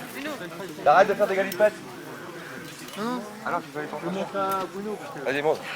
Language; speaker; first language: French; native; French